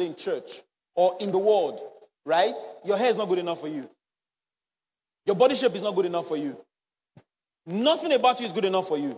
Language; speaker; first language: English; non-native, local second language; Bini